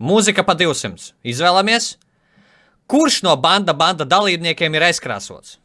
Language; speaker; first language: Latvian; native; Latvian